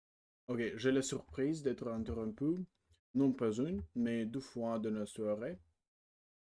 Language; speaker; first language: French; non-native, learner; Russian